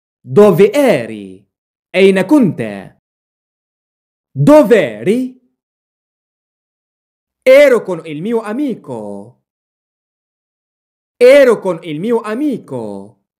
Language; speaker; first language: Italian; non-native, fluent; Arabic